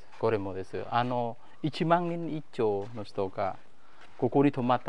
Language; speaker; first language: Japanese; non-native, fluent; Khmer